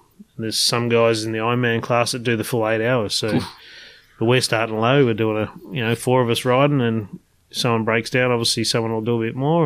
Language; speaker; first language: English; native; English